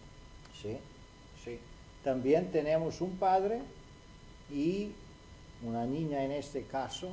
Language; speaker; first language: Spanish; non-native, fluent; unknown